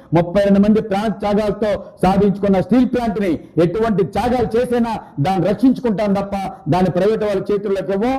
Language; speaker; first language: Telugu; native; Telugu